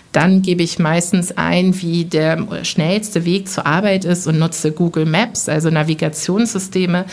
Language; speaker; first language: German; early bilingual, other home language; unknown